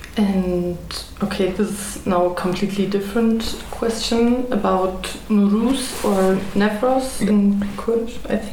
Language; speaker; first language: English; non-native, fluent; German